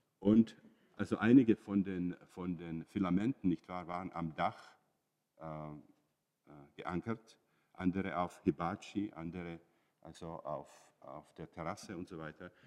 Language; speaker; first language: German; non-native, fluent; Czech